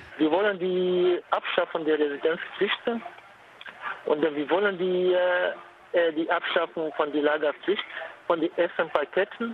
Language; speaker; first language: German; non-native, fluent; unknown